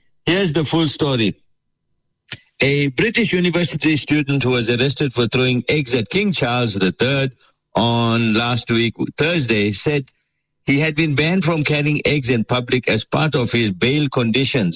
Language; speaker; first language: English; native; English